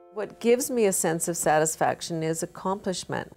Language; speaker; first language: English; native; English